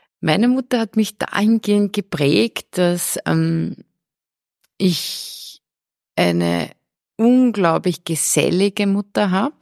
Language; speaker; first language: German; early bilingual, heritage; German